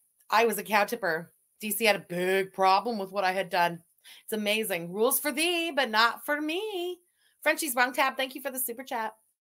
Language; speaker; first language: English; early bilingual, other home language; French